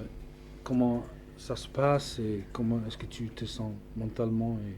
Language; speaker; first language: French; non-native, fluent; English